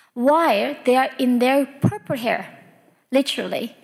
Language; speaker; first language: English; early bilingual, other home language; Korean